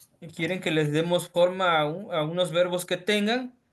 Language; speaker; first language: Spanish; native; Spanish